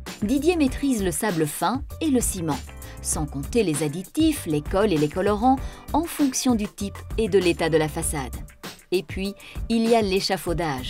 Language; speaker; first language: French; native; French